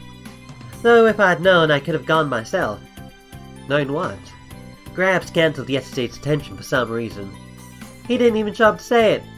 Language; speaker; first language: English; native; English